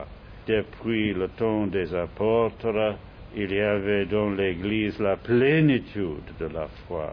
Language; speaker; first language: French; non-native, fluent; English